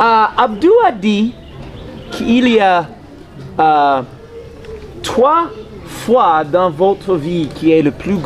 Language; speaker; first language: French; non-native, learner; English